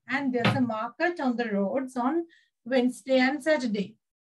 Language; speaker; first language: English; non-native, local second language; Sinhala